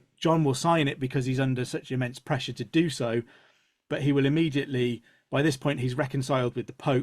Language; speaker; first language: English; native; English